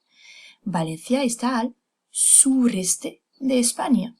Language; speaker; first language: Spanish; non-native, fluent; French